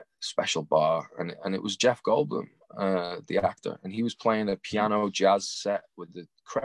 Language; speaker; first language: English; native; English